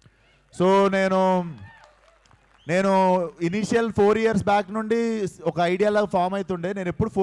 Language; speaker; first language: Telugu; native; Telugu